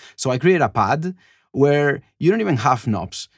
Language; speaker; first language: English; non-native, fluent; Spanish